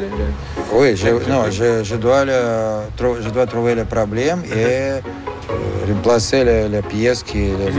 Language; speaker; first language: French; non-native, fluent; Russian